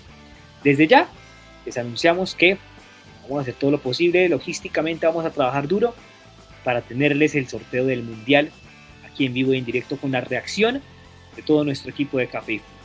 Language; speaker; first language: Spanish; native; Spanish